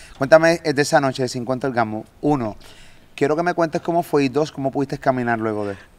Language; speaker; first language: Spanish; native; Spanish